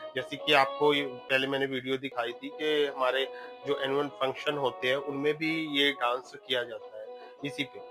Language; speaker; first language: Hindi; non-native, local second language; Punjabi